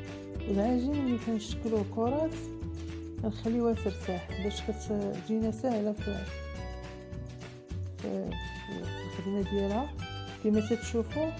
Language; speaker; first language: Arabic; native; Arabic